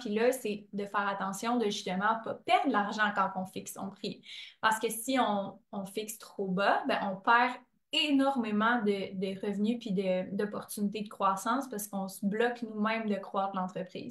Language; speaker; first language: French; native; French